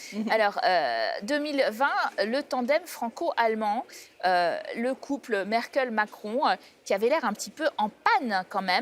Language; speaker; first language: French; native; French